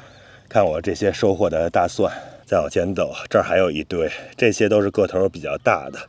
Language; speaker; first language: Chinese; native; Chinese